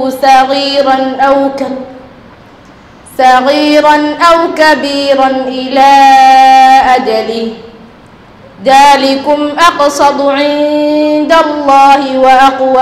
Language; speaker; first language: Arabic; non-native, local second language; Somali